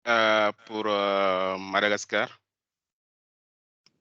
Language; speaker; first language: French; non-native, local second language; Malagasy